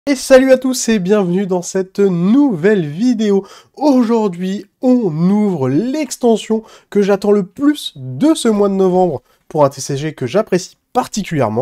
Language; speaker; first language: French; native; French